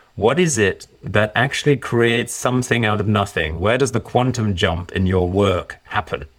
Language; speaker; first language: English; early bilingual, other home language; German